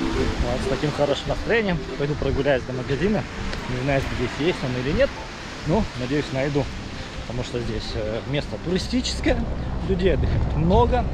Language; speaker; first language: Russian; native; Russian